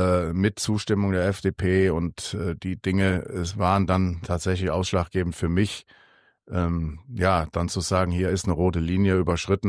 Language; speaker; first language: German; native; German